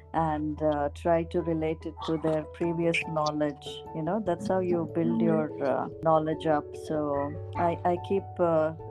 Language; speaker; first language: English; non-native, local second language; Kannada